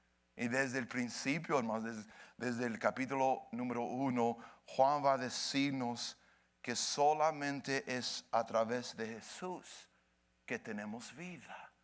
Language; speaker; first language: Spanish; early bilingual, heritage; Spanish